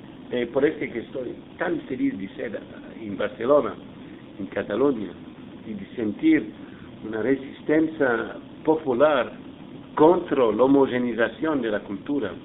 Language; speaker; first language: Spanish; non-native, fluent; English